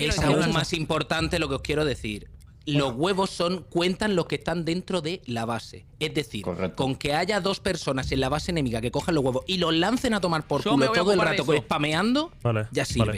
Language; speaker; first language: Spanish; native; Spanish